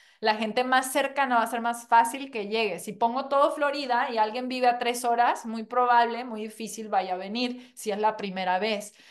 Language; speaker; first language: Spanish; non-native, fluent; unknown